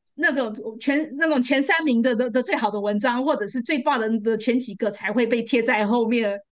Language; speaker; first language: Chinese; native; Chinese